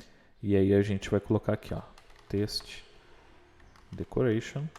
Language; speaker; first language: Portuguese; native; Portuguese